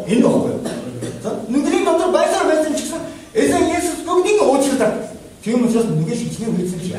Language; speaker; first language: Mongolian; non-native, fluent; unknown